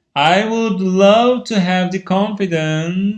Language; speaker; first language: English; non-native, fluent; Turkish